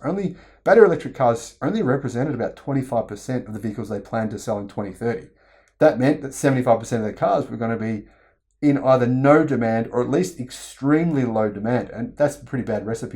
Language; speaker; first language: English; native; English